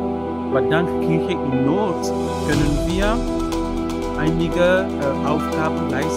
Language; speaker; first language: German; non-native, fluent; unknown